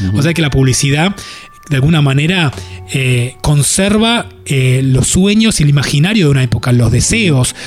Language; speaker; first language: Spanish; native; Spanish